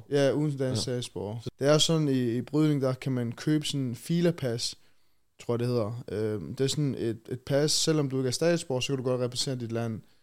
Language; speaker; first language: Danish; early bilingual, other home language; Chechen